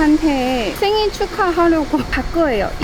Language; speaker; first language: Korean; non-native, fluent; Chinese